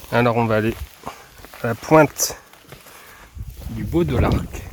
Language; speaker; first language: French; native; French